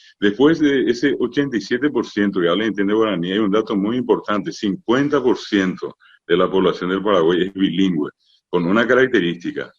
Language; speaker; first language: Spanish; non-native, local second language; Guarani